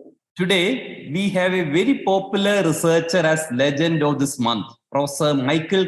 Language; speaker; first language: English; non-native, local second language; Malayalam